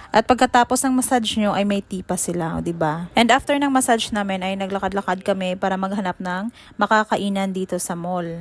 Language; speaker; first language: Filipino; non-native, local second language; Hiligaynon